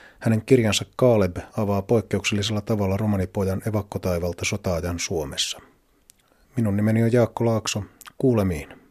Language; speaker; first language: Finnish; native; Finnish